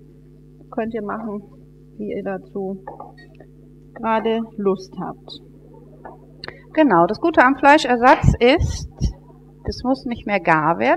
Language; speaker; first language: German; native; German